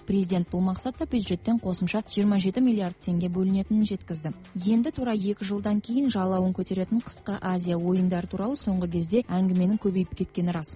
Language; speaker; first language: Kazakh; native; Kazakh